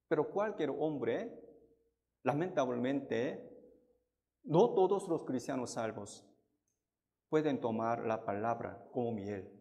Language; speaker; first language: Spanish; non-native, fluent; Korean